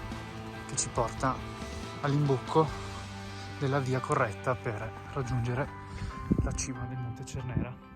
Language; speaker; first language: Italian; native; Italian